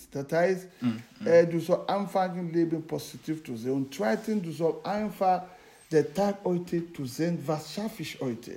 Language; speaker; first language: German; non-native, learner; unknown